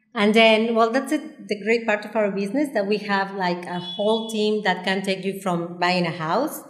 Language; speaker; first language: English; non-native, fluent; Spanish